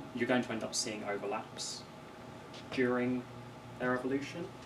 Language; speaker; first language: English; native; English